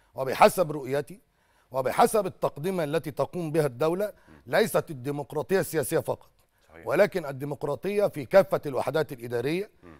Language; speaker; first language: Arabic; native; Arabic